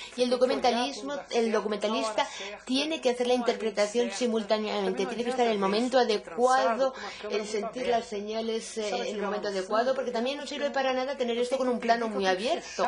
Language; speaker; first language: Spanish; non-native, fluent; Portuguese